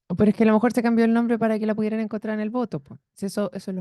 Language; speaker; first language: Spanish; native; Spanish